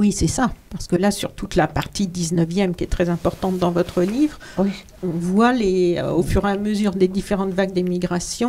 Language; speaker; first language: French; native; French